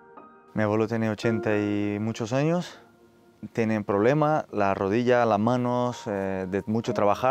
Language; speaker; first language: Spanish; non-native, fluent; Portuguese